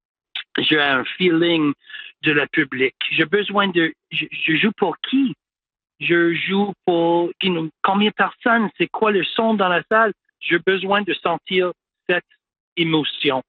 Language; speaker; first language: French; non-native, local second language; English